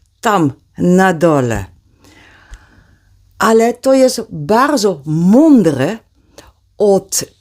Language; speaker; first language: Polish; non-native, learner; Dutch